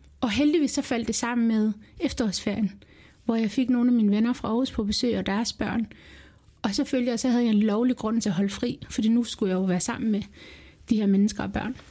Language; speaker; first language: Danish; early bilingual, other home language; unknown